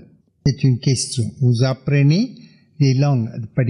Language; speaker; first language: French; non-native, fluent; Tamil